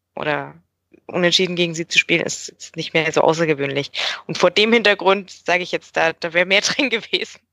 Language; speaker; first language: German; native; German